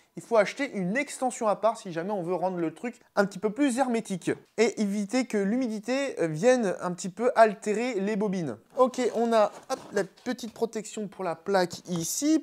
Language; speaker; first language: French; native; French